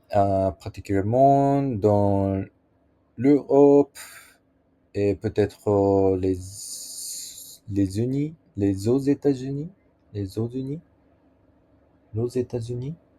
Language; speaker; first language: French; non-native, learner; Japanese